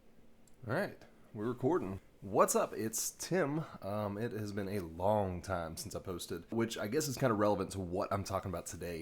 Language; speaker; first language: English; native; English